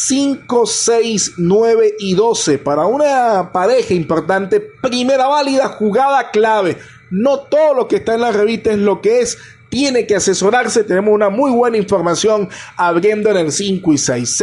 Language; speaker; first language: Spanish; native; Spanish